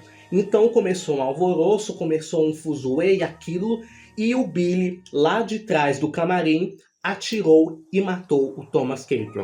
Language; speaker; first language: Portuguese; native; Portuguese